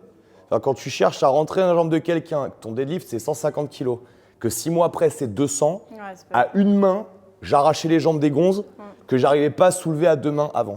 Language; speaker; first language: French; native; French